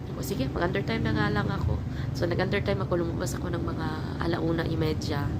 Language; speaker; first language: Filipino; native; Filipino